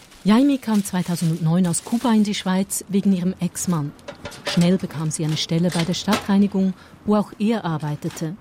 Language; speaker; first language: German; native; German